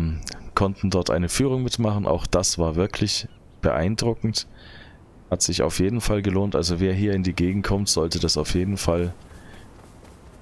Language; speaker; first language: German; native; German